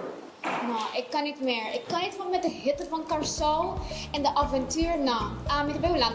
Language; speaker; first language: Dutch; non-native, local second language; Papiamento